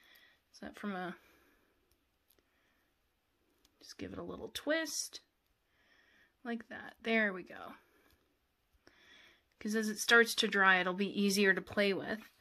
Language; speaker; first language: English; native; English